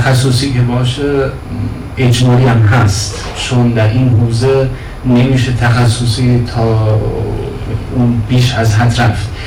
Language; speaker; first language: Persian; non-native, fluent; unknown